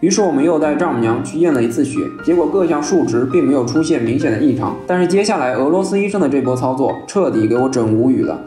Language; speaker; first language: Chinese; native; Chinese